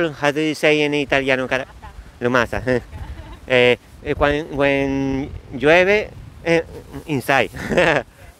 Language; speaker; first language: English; non-native, learner; Spanish